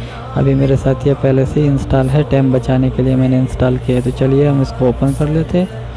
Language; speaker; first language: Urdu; non-native, local second language; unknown